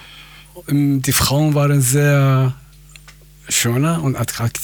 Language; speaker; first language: German; non-native, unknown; Persian